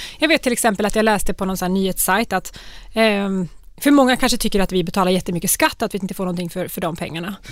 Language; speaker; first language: Swedish; native; Swedish